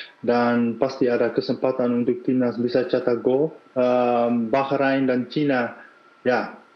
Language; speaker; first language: Indonesian; non-native, fluent; Dutch